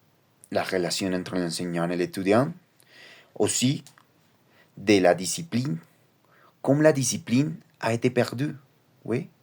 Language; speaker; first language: French; non-native, learner; Spanish